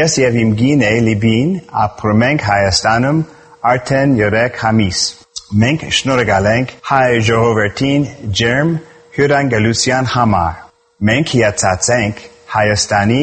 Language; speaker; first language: Armenian; non-native, learner; English